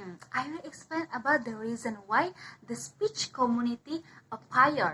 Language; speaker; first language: English; non-native, learner; Indonesian